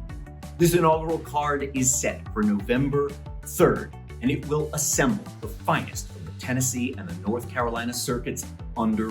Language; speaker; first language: English; native; English